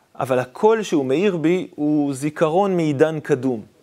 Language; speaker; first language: Hebrew; native; Hebrew